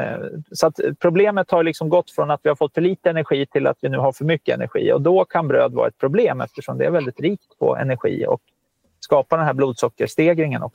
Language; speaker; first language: Swedish; native; Swedish